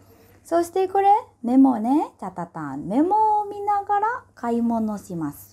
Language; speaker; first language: Japanese; non-native, fluent; Indonesian